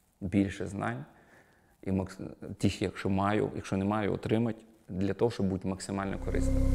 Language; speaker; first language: Ukrainian; non-native, local second language; Russian